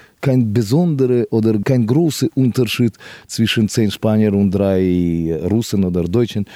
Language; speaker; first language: German; non-native, fluent; Russian